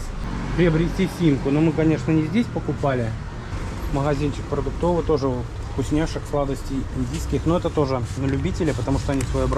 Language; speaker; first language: Russian; native; Russian